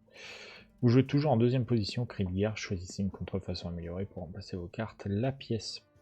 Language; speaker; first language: French; native; French